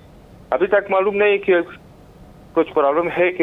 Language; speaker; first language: Hindi; non-native, learner; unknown